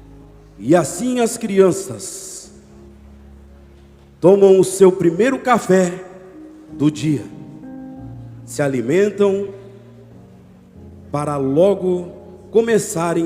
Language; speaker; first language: Portuguese; native; Portuguese